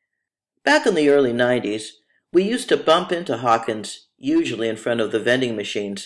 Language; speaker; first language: English; native; English